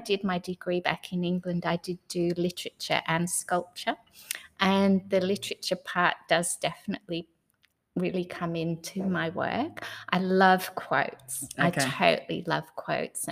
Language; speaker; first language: English; native; English